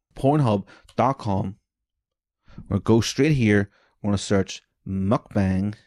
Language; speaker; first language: English; native; English